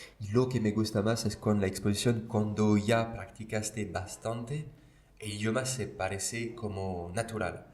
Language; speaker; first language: Spanish; non-native, fluent; French